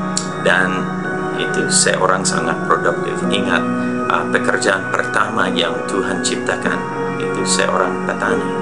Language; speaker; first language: Indonesian; non-native, fluent; English